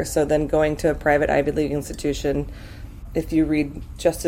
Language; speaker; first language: English; native; English